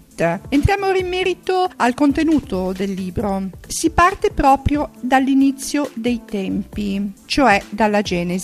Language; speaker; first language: Italian; native; Italian